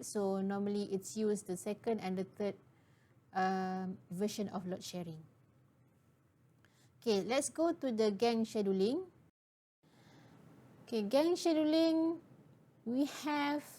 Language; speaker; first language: English; non-native, local second language; Malay